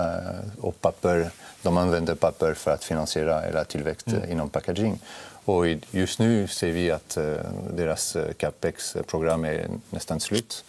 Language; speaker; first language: Swedish; non-native, fluent; French